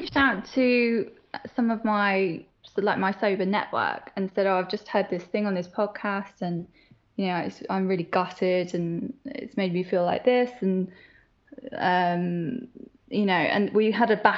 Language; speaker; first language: English; native; English